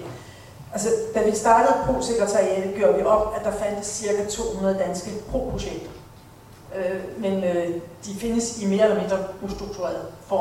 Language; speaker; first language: Danish; native; Danish